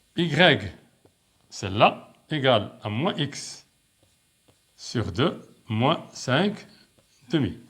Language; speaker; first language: French; non-native, local second language; Arabic